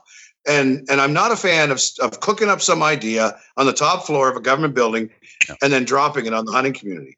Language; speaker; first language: English; native; English